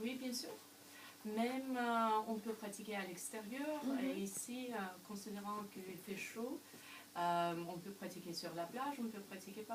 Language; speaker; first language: French; non-native, fluent; Russian